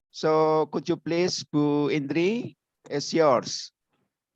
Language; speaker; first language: English; non-native, learner; Indonesian